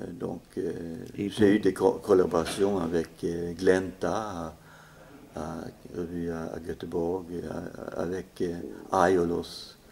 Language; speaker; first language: French; non-native, fluent; Swedish